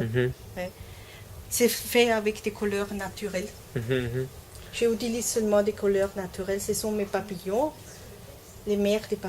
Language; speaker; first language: French; non-native, learner; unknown